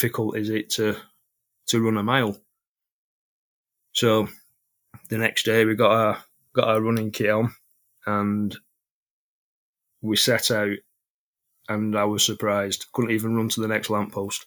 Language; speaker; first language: English; native; English